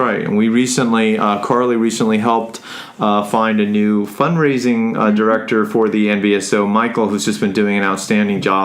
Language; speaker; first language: English; native; English